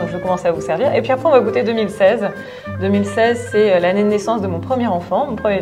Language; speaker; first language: French; native; French